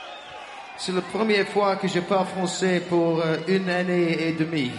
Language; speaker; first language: French; non-native, learner; English